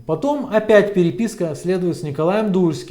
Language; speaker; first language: Russian; native; Russian